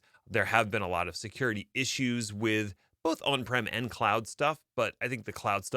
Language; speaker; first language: English; native; English